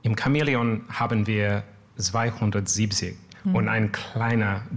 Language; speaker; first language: German; non-native, learner; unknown